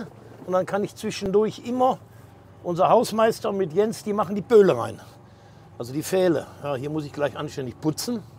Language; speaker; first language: German; native; German